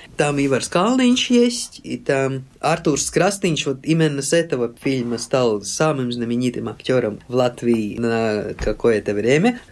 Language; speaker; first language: Russian; non-native, local second language; Latvian